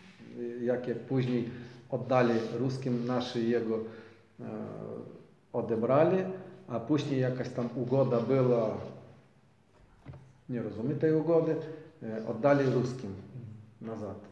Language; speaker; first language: Polish; non-native, learner; Ukrainian